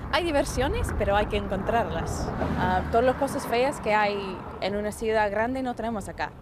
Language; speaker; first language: Spanish; non-native, fluent; English